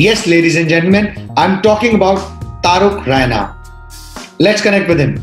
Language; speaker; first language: Hindi; native; Hindi